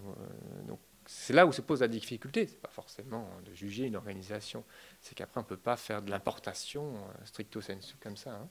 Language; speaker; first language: French; native; French